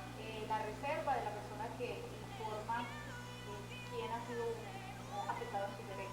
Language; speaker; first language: Spanish; native; Spanish